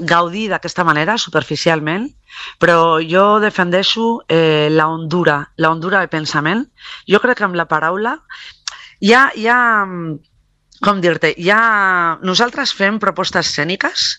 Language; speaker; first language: Catalan; non-native, local second language; Spanish